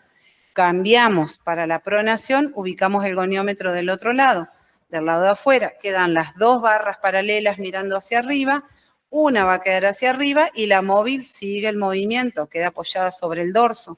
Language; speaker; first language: Spanish; native; Spanish